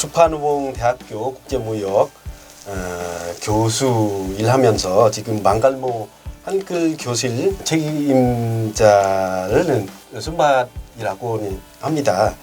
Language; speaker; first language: Korean; non-native, learner; Lao